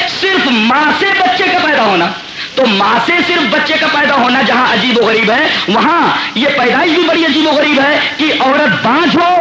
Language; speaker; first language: Urdu; native; Urdu